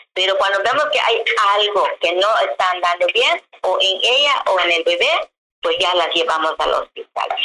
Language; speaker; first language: Spanish; non-native, local second language; Yucateco